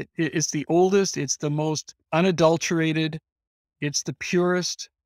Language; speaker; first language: English; native; English